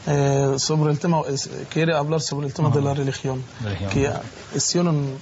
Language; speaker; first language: Arabic; native; Arabic